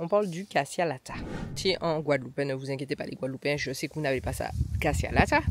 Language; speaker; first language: French; native; French